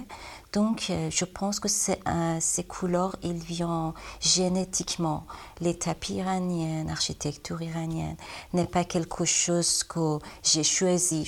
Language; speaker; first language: French; non-native, learner; Persian